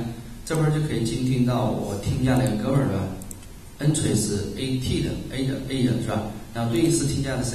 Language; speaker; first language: Chinese; native; Chinese